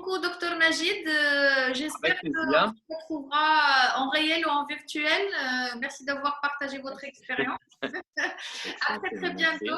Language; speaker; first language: French; non-native, local second language; Arabic